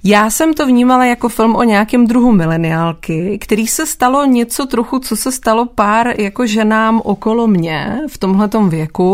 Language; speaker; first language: Czech; native; Czech